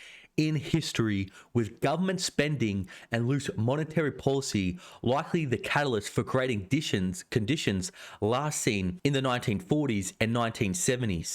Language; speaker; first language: English; native; English